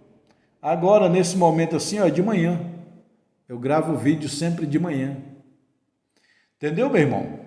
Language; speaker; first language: Portuguese; native; Portuguese